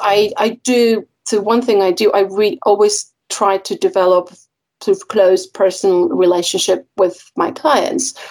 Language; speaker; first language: English; non-native, fluent; Polish